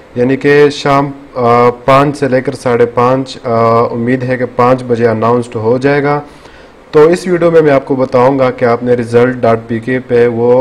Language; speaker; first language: Urdu; native; Urdu